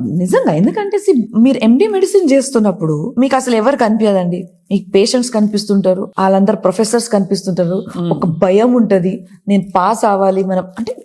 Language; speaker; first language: Telugu; non-native, local second language; Kannada